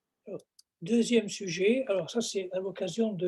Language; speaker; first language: French; native; French